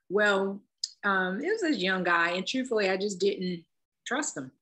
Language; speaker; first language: English; native; English